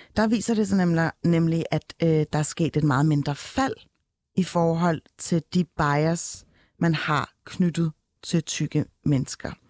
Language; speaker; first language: Danish; early bilingual, other home language; Turkish